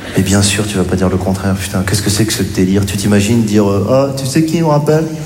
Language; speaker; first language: French; native; French